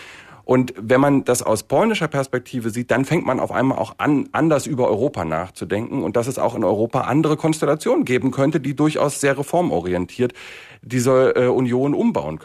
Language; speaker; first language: German; native; German